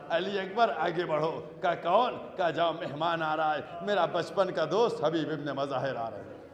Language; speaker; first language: Urdu; native; Urdu